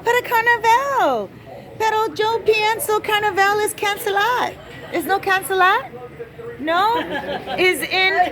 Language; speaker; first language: Spanish; non-native, learner; English